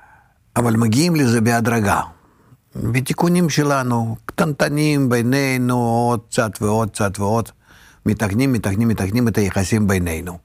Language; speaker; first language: Hebrew; non-native, fluent; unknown